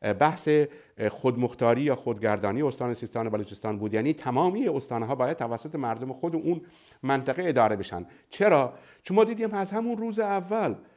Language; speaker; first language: Persian; non-native, local second language; Baluchi